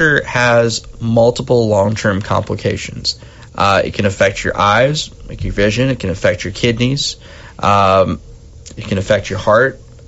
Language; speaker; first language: English; native; English